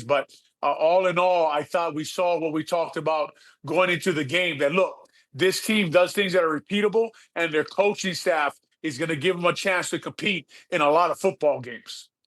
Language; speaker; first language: English; native; English